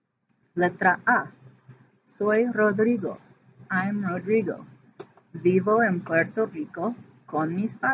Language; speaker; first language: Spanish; non-native, fluent; English